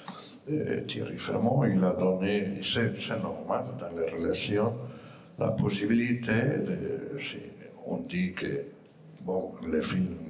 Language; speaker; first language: French; non-native, fluent; Spanish